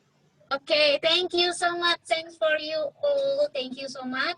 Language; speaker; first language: English; non-native, learner; Indonesian